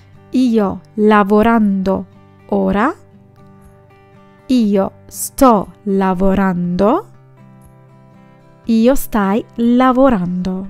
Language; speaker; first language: Italian; non-native, fluent; Sinhala